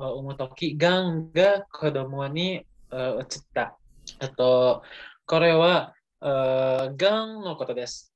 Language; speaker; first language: Japanese; non-native, learner; Indonesian